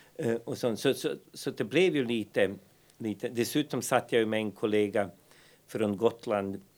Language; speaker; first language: Swedish; non-native, fluent; Bosnian